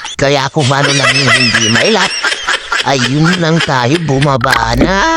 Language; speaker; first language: Filipino; native; Filipino